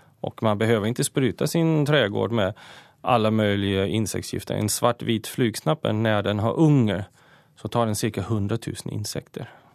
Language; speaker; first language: Swedish; native; Swedish